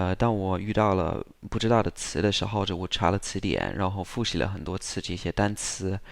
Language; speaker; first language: Chinese; non-native, fluent; English